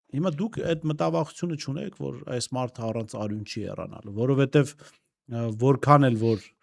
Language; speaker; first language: Armenian; native; Armenian